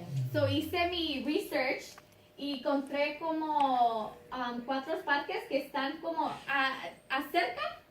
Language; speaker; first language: Spanish; early bilingual, heritage; Spanish